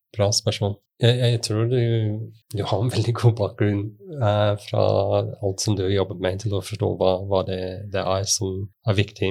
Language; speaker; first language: Norwegian; non-native, fluent; English